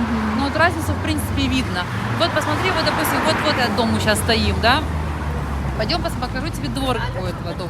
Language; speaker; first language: Russian; native; Russian